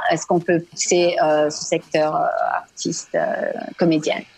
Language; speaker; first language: French; native; French